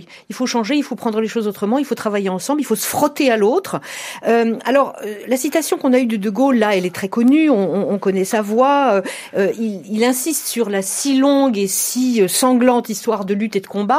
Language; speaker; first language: French; native; French